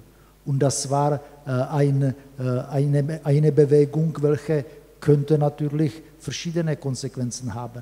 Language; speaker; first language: German; non-native, fluent; Czech